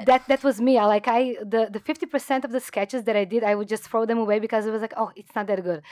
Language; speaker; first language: English; non-native, fluent; Croatian